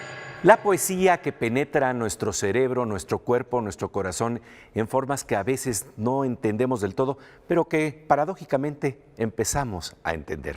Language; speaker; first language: Spanish; native; Spanish